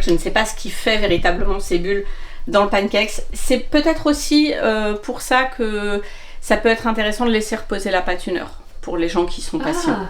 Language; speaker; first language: French; native; French